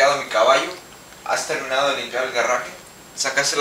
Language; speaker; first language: Spanish; non-native, learner; English